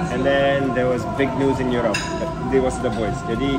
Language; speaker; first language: English; non-native, fluent; Japanese